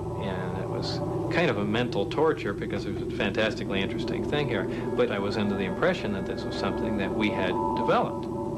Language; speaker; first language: English; native; English